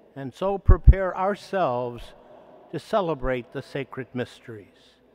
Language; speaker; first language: English; native; English